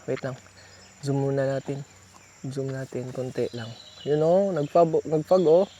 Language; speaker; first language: Filipino; non-native, local second language; Cebuano